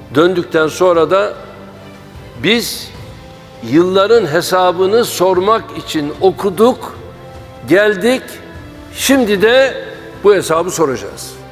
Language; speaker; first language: Turkish; native; Turkish